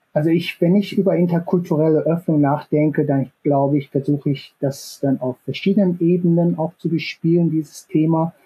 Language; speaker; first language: German; early bilingual, other home language; Korean